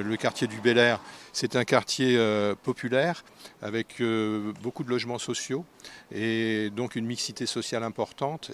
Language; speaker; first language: French; native; French